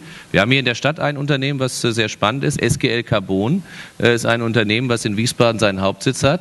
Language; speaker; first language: German; native; German